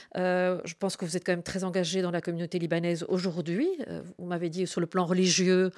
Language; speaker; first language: French; native; French